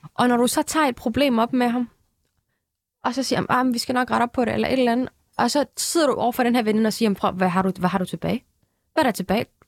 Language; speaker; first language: Danish; early bilingual, other home language; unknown